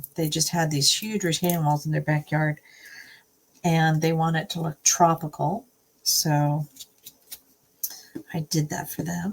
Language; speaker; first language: English; native; English